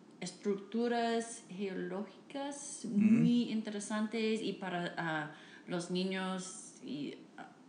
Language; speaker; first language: Spanish; non-native, fluent; English